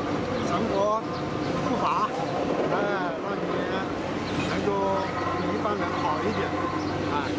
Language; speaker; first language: Chinese; native; Chinese